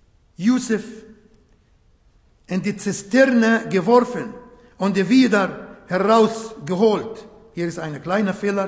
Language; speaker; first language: German; non-native, fluent; Arabic